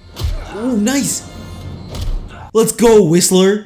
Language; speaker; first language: English; native; English